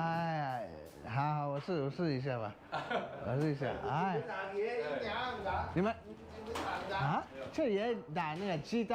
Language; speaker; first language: Chinese; non-native, fluent; English